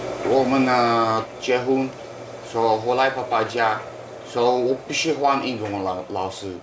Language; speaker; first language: Chinese; non-native, learner; Russian